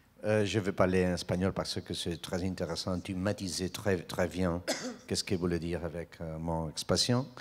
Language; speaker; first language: French; non-native, learner; Spanish